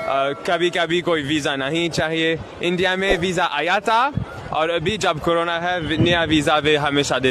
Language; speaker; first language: Hindi; non-native, learner; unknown